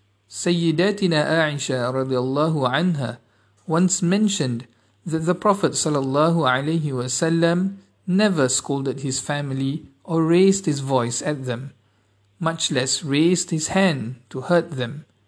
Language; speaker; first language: English; non-native, local second language; Malay